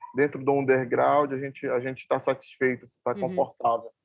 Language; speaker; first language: Portuguese; native; Portuguese